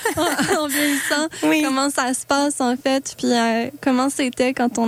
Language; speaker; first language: French; native; French